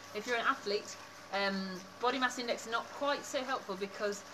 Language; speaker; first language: English; native; English